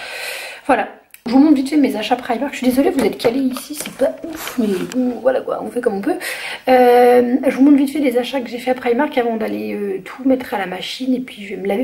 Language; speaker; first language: French; native; French